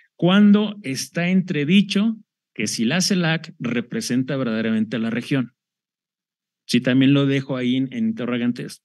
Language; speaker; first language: Spanish; native; Spanish